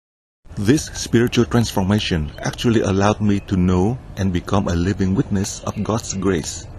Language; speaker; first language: English; non-native, fluent; Vietnamese